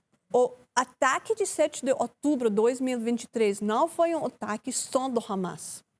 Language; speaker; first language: Portuguese; non-native, learner; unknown